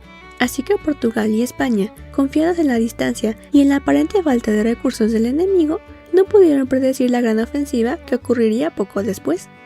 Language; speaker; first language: Spanish; native; Spanish